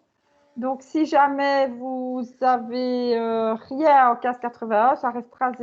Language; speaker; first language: French; native; French